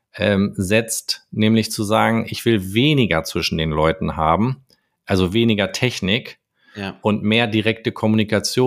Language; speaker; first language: German; native; German